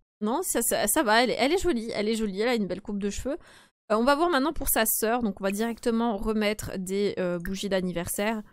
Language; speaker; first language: French; native; French